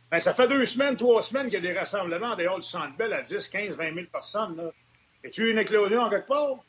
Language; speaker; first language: French; native; French